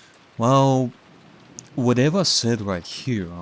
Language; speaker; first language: English; native; English